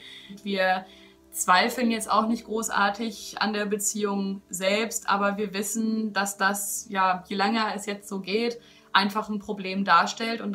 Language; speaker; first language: German; native; German